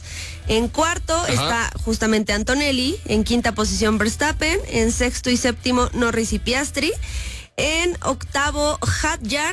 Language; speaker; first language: Spanish; native; Spanish